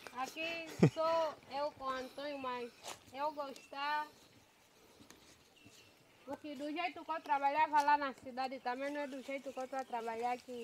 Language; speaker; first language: Portuguese; non-native, local second language; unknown